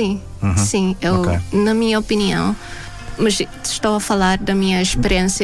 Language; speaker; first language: Portuguese; non-native, fluent; Thai